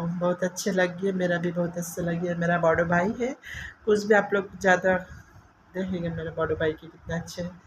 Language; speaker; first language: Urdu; non-native, learner; Bangla